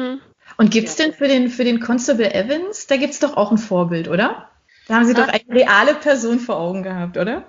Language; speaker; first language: German; native; German